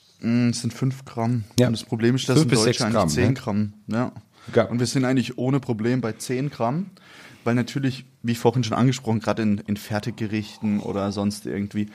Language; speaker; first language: German; native; German